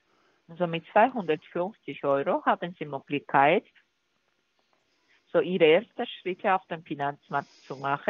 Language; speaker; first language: German; non-native, learner; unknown